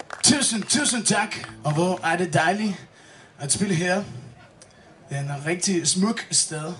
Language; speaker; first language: Danish; non-native, learner; Spanish